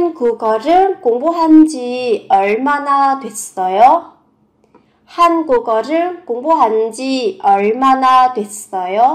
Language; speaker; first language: Korean; non-native, fluent; Vietnamese